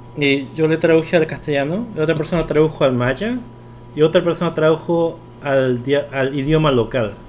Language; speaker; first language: Spanish; early bilingual, other home language; Korean